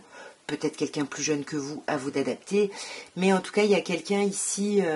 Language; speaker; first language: French; native; French